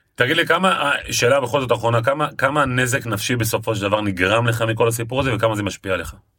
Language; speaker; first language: Hebrew; native; Hebrew